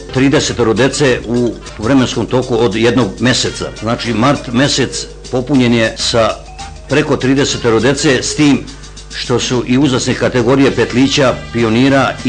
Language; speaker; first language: Croatian; native; Croatian